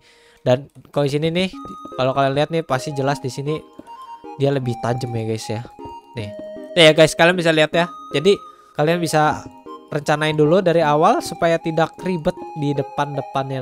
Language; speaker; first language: Indonesian; native; Indonesian